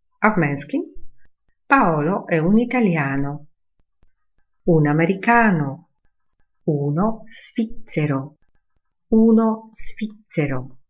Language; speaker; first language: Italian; non-native, fluent; Polish